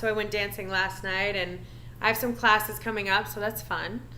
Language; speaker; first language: English; native; English